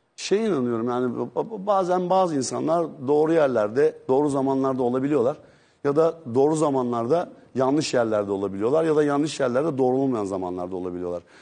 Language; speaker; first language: Turkish; native; Turkish